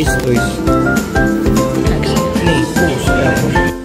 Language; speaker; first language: Finnish; non-native, learner; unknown